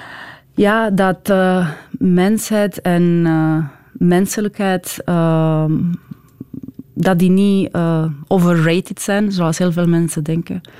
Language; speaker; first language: Dutch; non-native, fluent; Romanian